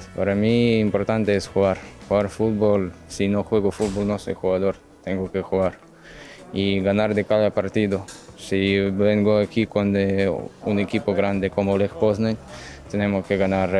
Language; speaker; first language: Spanish; non-native, learner; Ukrainian